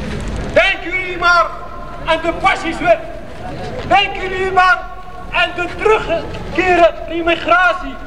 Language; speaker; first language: Dutch; non-native, fluent; Arabic